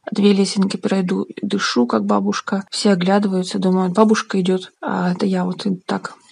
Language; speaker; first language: Russian; native; Russian